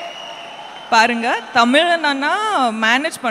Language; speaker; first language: Tamil; non-native, learner; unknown